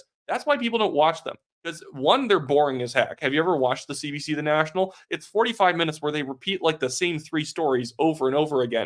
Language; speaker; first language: English; native; English